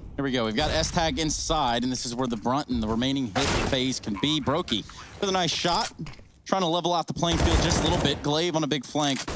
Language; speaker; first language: English; native; English